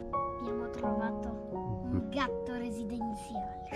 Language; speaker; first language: Italian; native; Italian